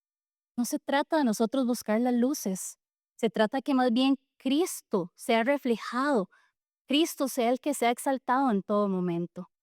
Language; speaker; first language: Spanish; native; Spanish